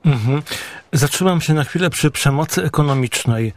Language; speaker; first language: Polish; native; Polish